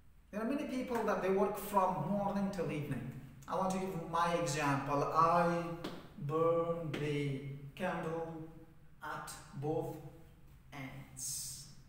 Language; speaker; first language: English; non-native, fluent; Persian